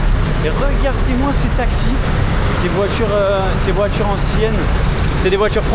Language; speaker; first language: French; native; French